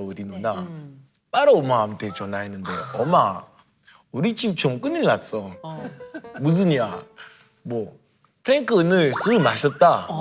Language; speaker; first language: Korean; non-native, fluent; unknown